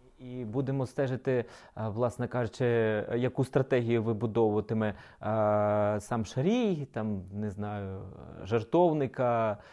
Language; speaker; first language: Ukrainian; native; Ukrainian